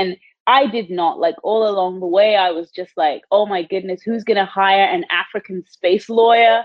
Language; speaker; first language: English; native; English